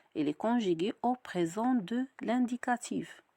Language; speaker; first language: French; non-native, local second language; Arabic